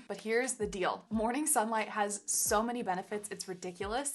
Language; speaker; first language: English; native; English